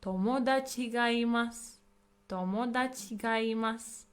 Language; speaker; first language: Japanese; non-native, fluent; English